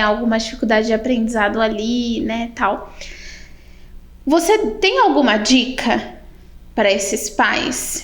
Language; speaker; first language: Portuguese; native; Portuguese